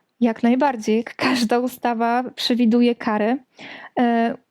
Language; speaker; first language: Polish; native; Polish